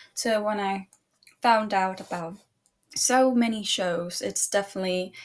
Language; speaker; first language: English; early bilingual, other home language; Spanish